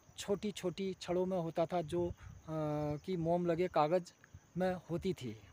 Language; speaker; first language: Hindi; native; Hindi